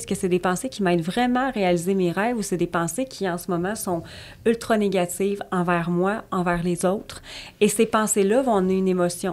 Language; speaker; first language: French; native; French